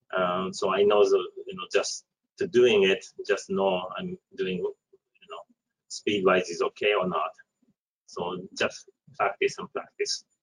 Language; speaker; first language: English; non-native, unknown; Japanese